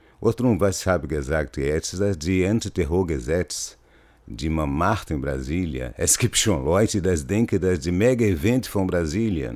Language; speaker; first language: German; non-native, learner; Portuguese